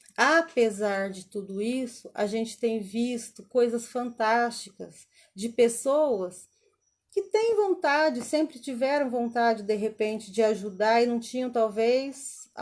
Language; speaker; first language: Portuguese; native; Portuguese